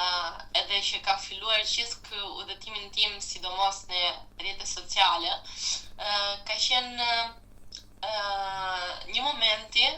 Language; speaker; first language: Albanian; non-native, fluent; Italian